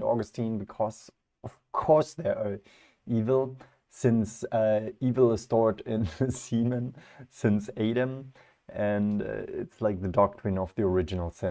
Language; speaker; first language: English; non-native, fluent; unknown